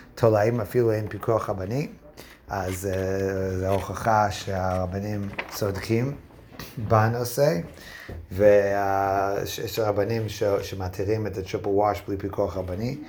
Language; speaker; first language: Hebrew; non-native, fluent; English